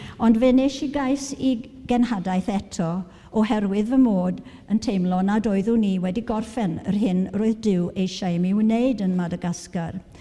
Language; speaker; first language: Welsh; native; Welsh